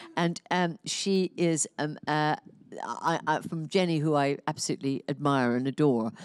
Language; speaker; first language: English; native; English